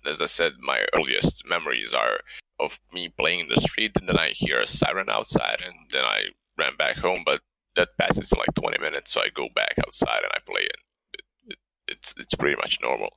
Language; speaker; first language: English; non-native, fluent; Bosnian